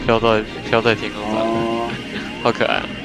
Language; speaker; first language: Chinese; native; Chinese